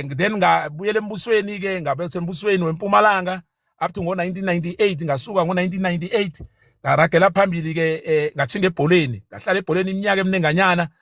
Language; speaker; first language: Zulu; non-native, local second language; South Ndebele